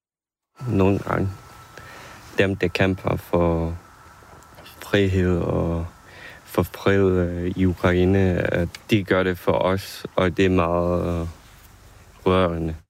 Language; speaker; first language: Danish; non-native, fluent; Ukrainian